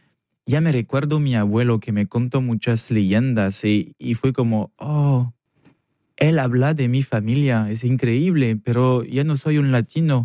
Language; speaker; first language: Spanish; non-native, fluent; French